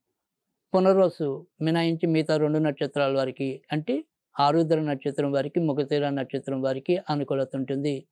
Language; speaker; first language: Telugu; native; Telugu